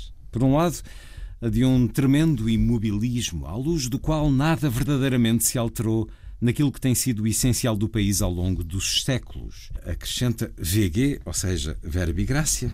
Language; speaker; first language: Portuguese; native; Portuguese